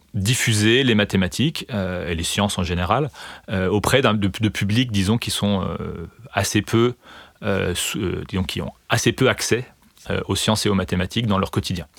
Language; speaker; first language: French; native; French